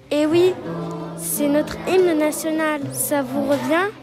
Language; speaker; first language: French; non-native, learner; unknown